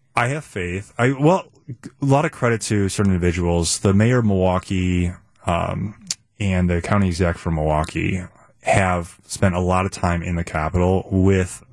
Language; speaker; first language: English; native; English